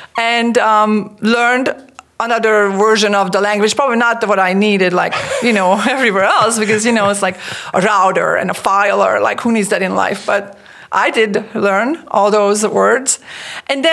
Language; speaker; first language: English; non-native, fluent; Hungarian